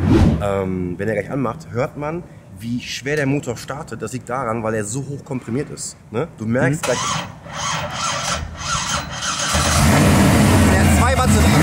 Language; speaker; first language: German; native; German